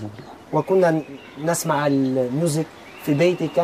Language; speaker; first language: Arabic; non-native, learner; Albanian